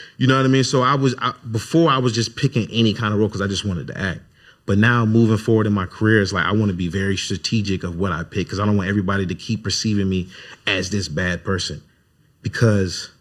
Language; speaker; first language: English; native; English